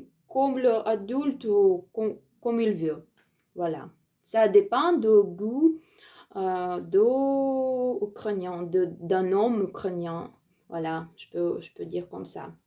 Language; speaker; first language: French; non-native, learner; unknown